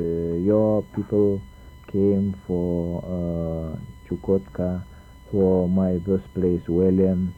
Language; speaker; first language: English; non-native, learner; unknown